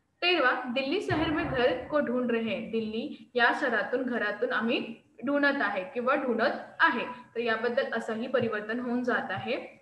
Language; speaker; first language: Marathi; non-native, local second language; Hindi